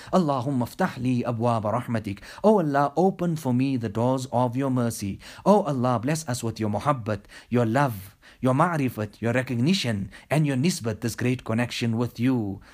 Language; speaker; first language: English; native; English